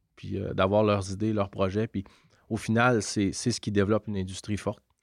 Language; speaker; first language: French; native; French